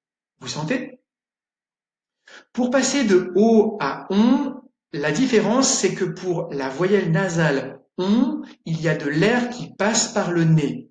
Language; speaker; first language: French; native; French